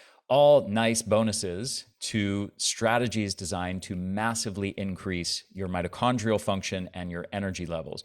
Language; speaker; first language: English; native; English